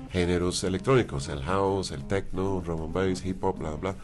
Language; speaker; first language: Spanish; non-native, fluent; English